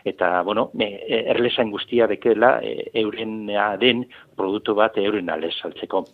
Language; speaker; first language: Basque; native; Basque